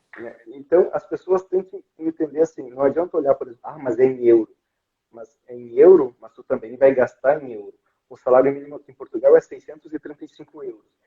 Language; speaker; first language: Portuguese; native; Portuguese